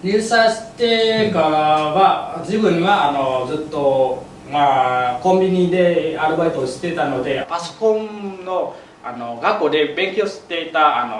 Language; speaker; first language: Japanese; non-native, learner; Vietnamese